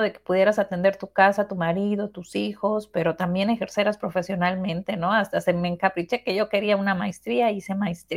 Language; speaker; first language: Spanish; native; Spanish